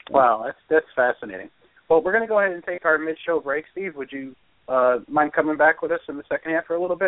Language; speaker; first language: English; native; English